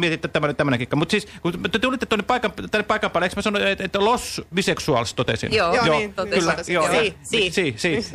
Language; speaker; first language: Finnish; native; Finnish